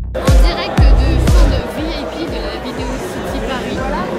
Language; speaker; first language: French; native; French